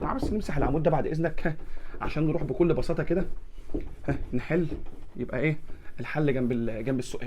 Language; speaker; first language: Arabic; native; Arabic